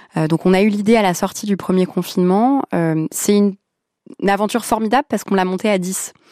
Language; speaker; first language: French; early bilingual, other home language; Arabic